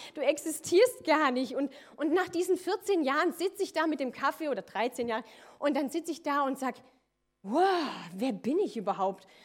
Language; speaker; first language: German; native; German